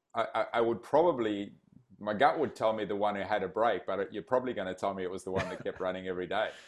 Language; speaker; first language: English; native; English